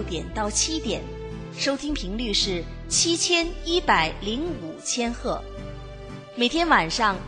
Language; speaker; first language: Chinese; native; Chinese